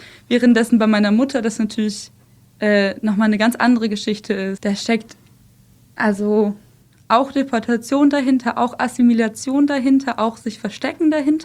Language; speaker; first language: German; early bilingual, other home language; Russian